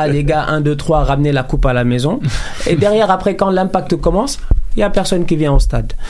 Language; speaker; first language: French; non-native, local second language; Wolof